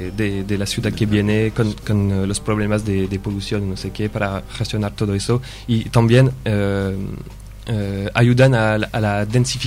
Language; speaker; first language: Spanish; non-native, fluent; French